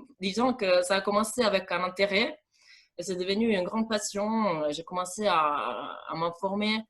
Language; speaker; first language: French; non-native, fluent; Italian